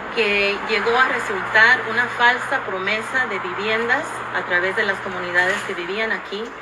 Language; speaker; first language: Spanish; early bilingual, other home language; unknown